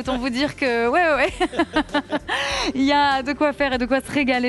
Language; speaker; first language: French; native; French